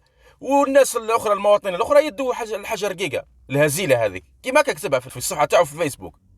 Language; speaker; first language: Arabic; native; Arabic